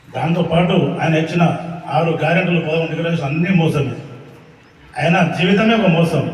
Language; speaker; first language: Telugu; non-native, local second language; Lambadi